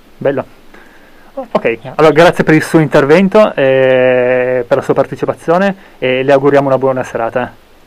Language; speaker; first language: Italian; native; Italian